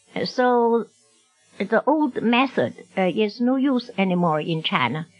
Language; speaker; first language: English; non-native, fluent; Chinese